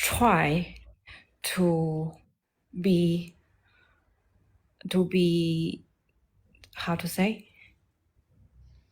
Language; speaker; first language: English; non-native, learner; Chinese